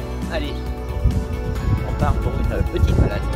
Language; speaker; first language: French; native; French